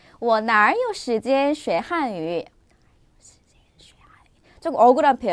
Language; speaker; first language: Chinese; non-native, fluent; Korean